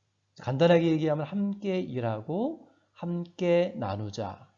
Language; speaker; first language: Korean; native; Korean